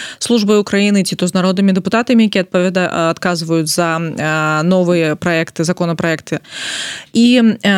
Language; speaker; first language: Belarusian; non-native, local second language; Russian